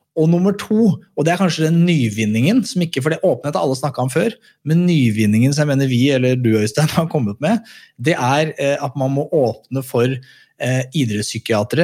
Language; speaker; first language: Norwegian; native; Norwegian